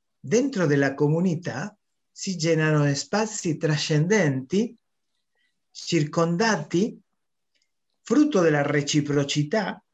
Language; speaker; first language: Italian; non-native, fluent; Spanish